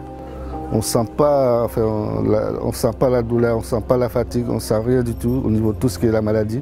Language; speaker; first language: French; non-native, local second language; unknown